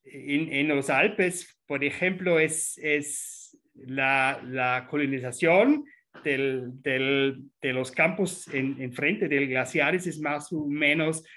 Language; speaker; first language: Spanish; non-native, fluent; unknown